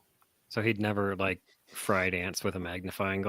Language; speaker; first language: English; native; English